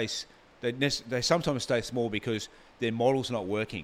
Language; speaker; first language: English; native; English